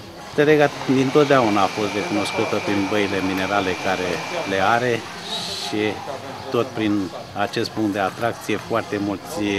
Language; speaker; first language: Romanian; native; Romanian